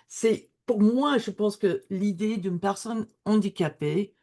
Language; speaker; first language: French; non-native, learner; English